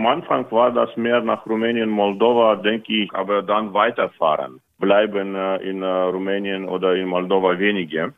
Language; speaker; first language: German; non-native, fluent; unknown